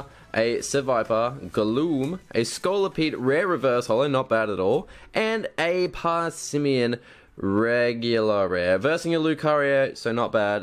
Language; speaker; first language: English; native; English